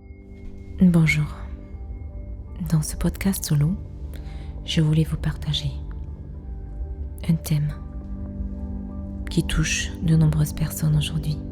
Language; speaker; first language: French; native; French